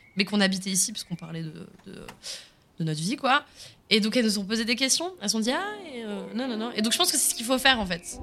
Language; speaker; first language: French; early bilingual, other home language; Swiss German